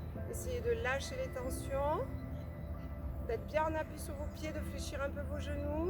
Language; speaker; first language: French; native; French